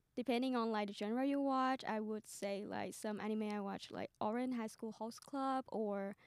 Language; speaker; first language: English; non-native, fluent; Vietnamese